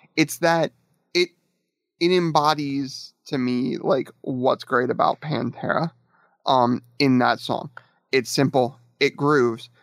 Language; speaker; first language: English; native; English